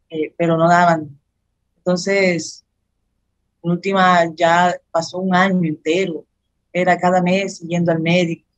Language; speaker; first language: Spanish; native; Spanish